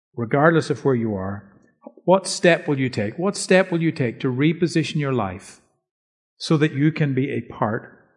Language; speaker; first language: English; native; English